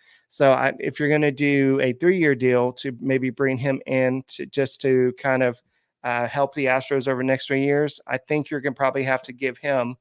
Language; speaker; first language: English; native; English